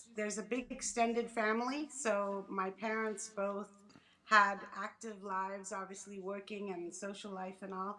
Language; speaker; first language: English; early bilingual, other home language; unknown